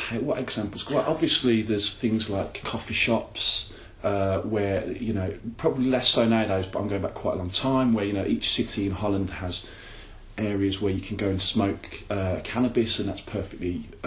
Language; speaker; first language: English; native; English